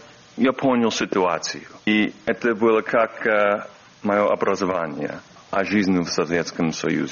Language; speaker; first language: Russian; non-native, learner; English